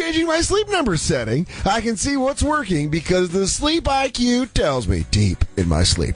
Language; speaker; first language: English; native; English